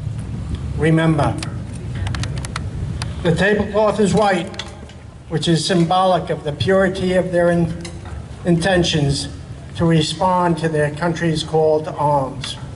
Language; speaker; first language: English; native; English